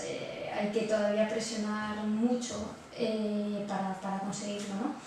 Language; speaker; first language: Spanish; native; Spanish